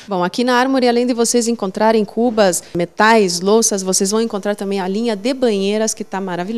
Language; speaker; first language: Portuguese; native; Portuguese